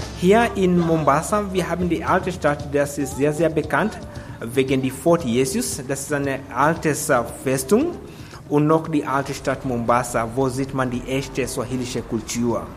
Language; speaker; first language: German; non-native, learner; Swahili